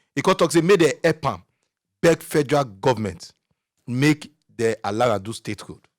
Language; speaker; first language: Nigerian Pidgin; native; Nigerian Pidgin